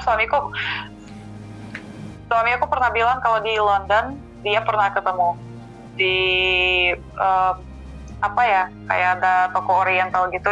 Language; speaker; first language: Indonesian; non-native, fluent; Russian